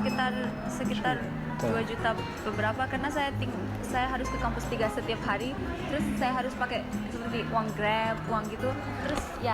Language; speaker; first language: Indonesian; non-native, learner; English